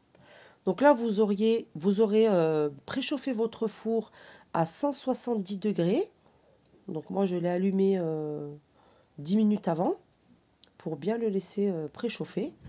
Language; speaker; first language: French; native; French